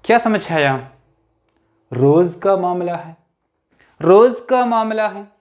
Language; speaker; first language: Hindi; non-native, local second language; Malayalam